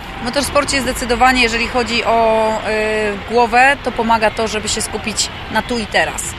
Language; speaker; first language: Polish; native; Polish